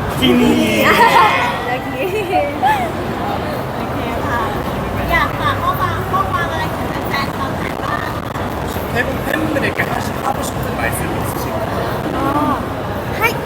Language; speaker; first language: Korean; non-native, learner; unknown